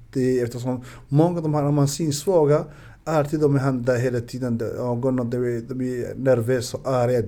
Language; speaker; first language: Swedish; non-native, learner; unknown